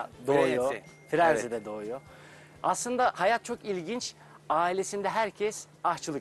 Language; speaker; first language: Turkish; native; Turkish